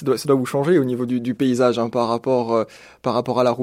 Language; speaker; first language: French; native; French